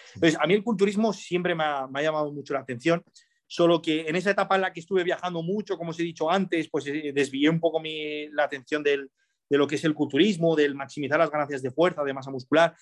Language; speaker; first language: Spanish; early bilingual, other home language; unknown